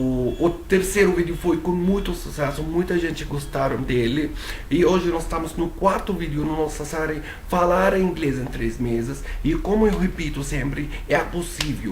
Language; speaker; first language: Portuguese; non-native, fluent; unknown